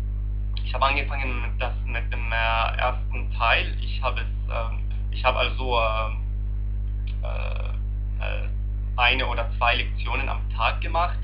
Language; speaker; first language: German; non-native, learner; Arabic